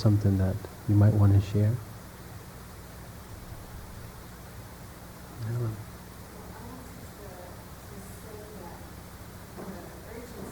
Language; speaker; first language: English; non-native, fluent; Dutch